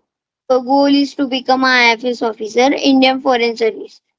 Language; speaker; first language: English; non-native, learner; Marathi